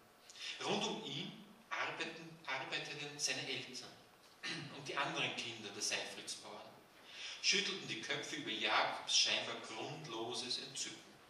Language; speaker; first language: German; native; German